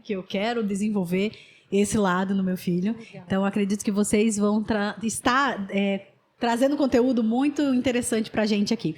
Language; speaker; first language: Portuguese; native; Portuguese